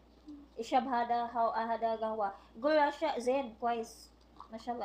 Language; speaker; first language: Arabic; non-native, learner; Filipino